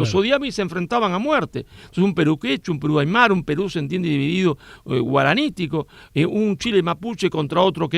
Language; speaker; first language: Spanish; native; Spanish